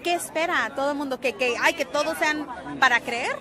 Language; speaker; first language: Spanish; early bilingual, heritage; Spanish